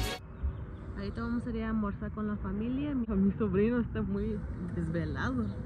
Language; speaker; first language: Spanish; early bilingual, heritage; Spanish